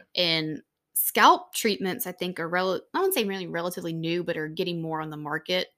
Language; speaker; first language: English; native; English